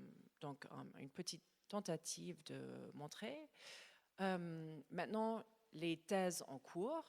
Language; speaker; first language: French; non-native, fluent; English